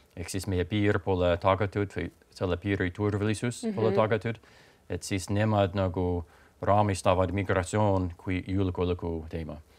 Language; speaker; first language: Estonian; non-native, fluent; English